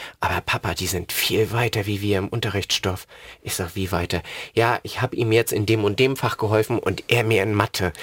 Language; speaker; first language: German; native; German